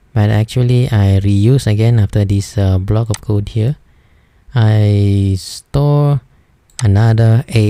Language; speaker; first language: English; non-native, local second language; Filipino